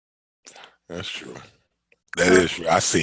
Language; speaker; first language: English; native; English